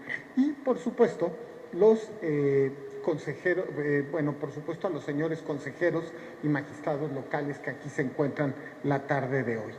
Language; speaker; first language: Spanish; native; Spanish